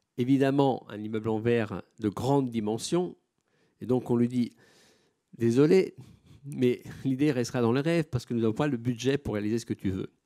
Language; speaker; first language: French; non-native, fluent; Italian